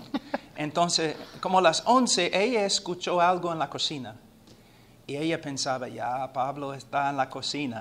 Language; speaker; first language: Spanish; non-native, fluent; English